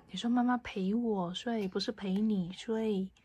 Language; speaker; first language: Chinese; native; Chinese